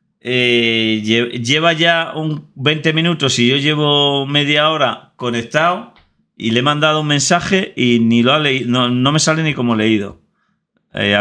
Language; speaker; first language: Spanish; native; Spanish